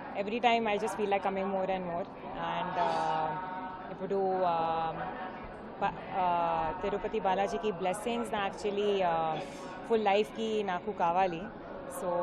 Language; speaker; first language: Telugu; non-native, learner; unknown